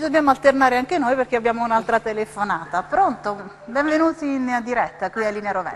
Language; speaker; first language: Italian; native; Italian